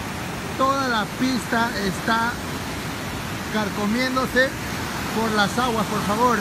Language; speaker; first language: Spanish; native; Spanish